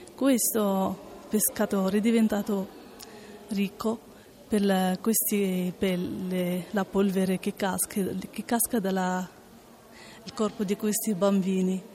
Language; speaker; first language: Italian; non-native, learner; Arabic